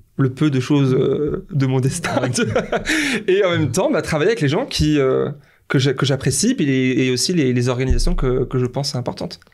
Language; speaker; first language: French; native; French